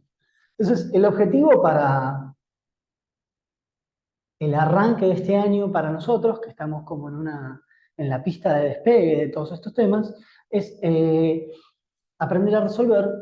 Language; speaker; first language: Spanish; native; Spanish